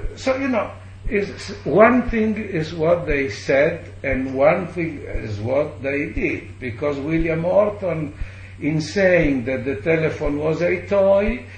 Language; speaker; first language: English; non-native, fluent; Italian